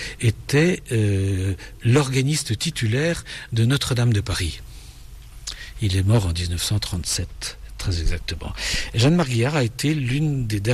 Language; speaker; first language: French; native; French